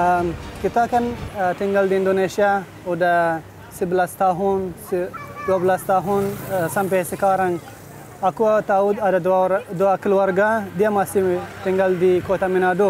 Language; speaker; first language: Indonesian; non-native, fluent; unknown